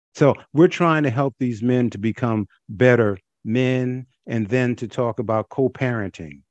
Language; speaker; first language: English; native; English